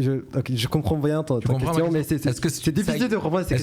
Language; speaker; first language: French; non-native, learner; English